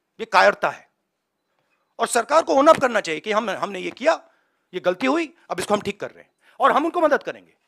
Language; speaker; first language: Hindi; native; Hindi